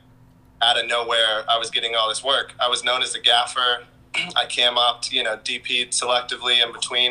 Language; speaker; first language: English; native; English